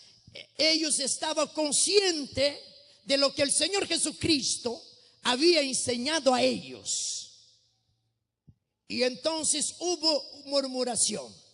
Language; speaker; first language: Spanish; non-native, fluent; Portuguese